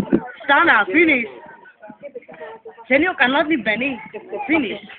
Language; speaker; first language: Turkish; non-native, learner; Slovak